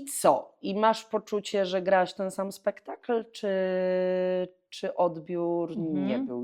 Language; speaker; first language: Polish; native; Polish